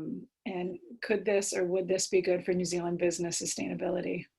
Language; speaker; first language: English; native; English